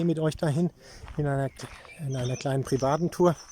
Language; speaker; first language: German; non-native, fluent; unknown